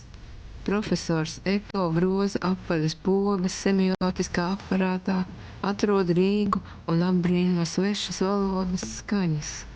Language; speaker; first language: Latvian; native; Latvian